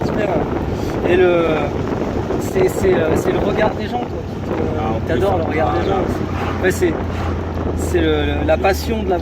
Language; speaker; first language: French; native; French